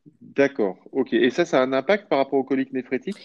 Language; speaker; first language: French; native; French